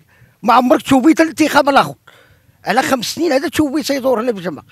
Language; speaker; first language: Arabic; native; Arabic